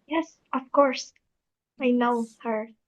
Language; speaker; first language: English; non-native, learner; Indonesian